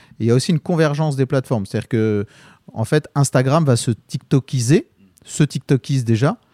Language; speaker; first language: French; native; French